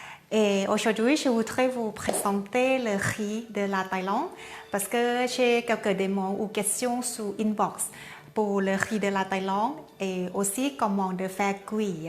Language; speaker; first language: French; non-native, learner; Thai